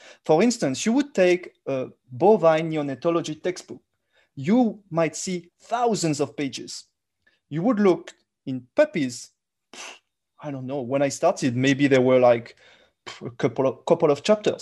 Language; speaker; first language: English; non-native, fluent; French